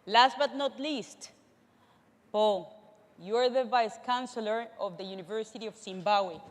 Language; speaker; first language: English; non-native, fluent; Spanish